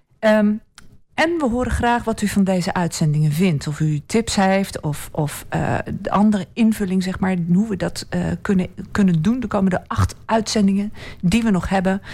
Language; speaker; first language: Dutch; native; Dutch